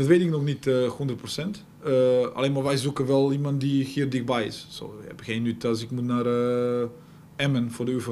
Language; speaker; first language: Dutch; non-native, fluent; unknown